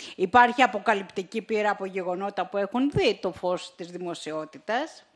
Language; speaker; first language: Greek; native; Greek